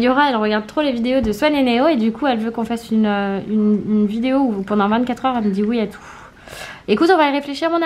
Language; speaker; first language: French; native; French